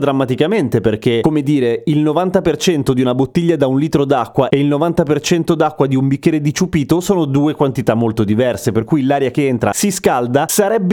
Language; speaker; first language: Italian; native; Italian